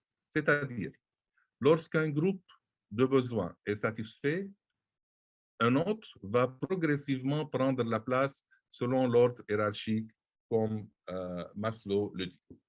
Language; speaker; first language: French; non-native, local second language; Arabic